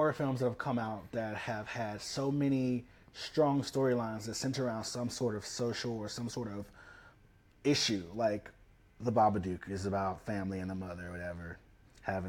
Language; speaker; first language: English; native; English